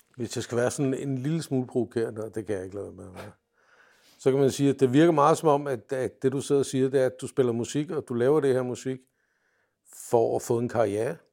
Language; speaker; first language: Danish; native; Danish